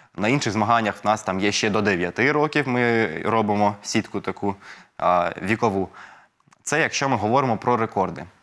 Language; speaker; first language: Ukrainian; non-native, local second language; Russian